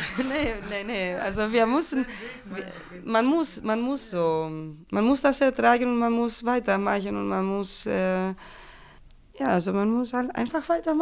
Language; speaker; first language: German; non-native, fluent; Greek